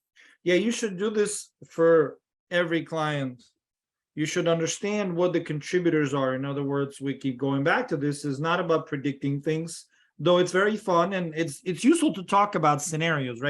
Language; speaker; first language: English; non-native, fluent; Russian